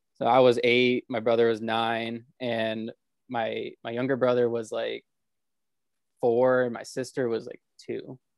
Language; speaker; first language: English; native; English